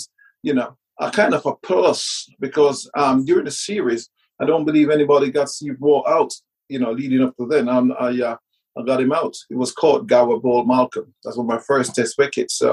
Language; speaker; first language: English; early bilingual, other home language; Jamaican Creole English